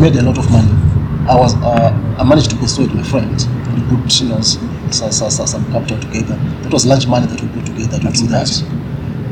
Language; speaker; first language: English; non-native, local second language; Shona